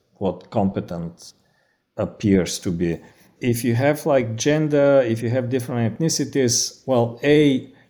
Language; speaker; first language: English; non-native, fluent; Bulgarian